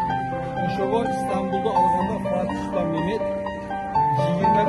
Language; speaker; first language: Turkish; non-native, learner; Kyrgyz